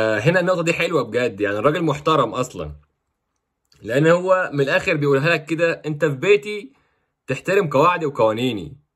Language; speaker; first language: Arabic; native; Arabic